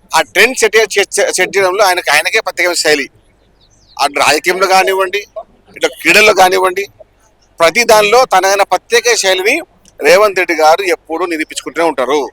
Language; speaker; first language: Telugu; native; Telugu